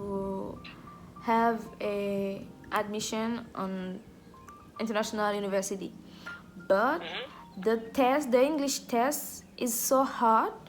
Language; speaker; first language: English; non-native, learner; Haitian Creole